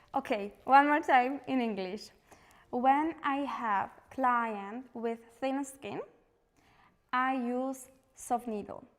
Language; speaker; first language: English; non-native, fluent; Slovak